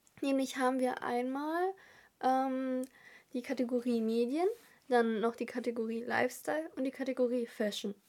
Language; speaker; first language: German; early bilingual, other home language; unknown